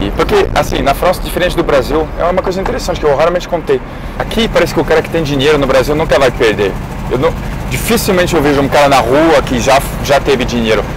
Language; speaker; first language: Portuguese; non-native, fluent; French